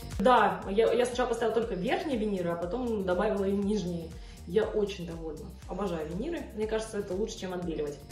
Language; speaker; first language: Russian; native; Russian